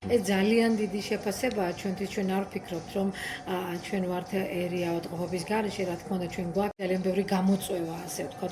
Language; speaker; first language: Georgian; native; Georgian